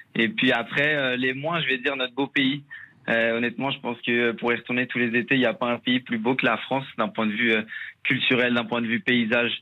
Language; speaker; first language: French; native; French